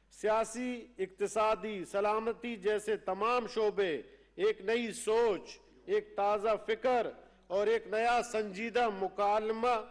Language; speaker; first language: Urdu; non-native, local second language; Baluchi